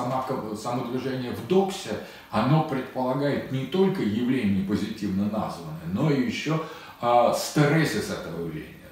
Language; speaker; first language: Russian; native; Russian